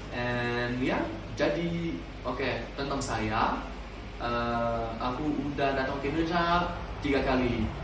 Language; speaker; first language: Indonesian; non-native, learner; French